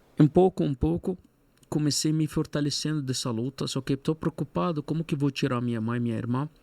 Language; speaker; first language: Portuguese; non-native, fluent; Arabic